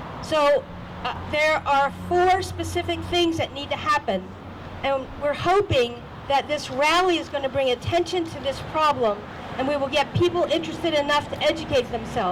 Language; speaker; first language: English; native; English